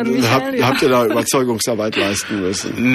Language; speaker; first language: German; native; German